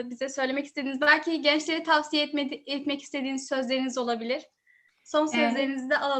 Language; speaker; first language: Turkish; native; Turkish